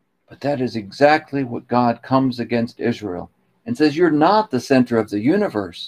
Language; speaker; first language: English; native; English